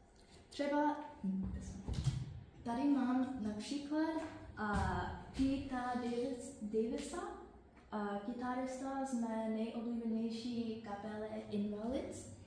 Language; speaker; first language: Czech; non-native, learner; English